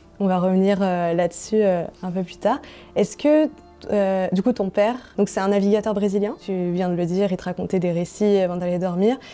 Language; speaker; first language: French; native; French